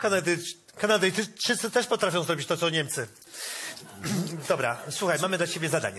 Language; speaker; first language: Polish; native; Polish